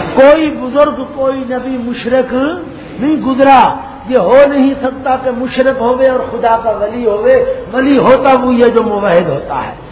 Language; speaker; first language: Urdu; non-native, local second language; Punjabi